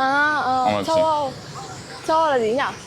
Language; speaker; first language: Korean; non-native, learner; Vietnamese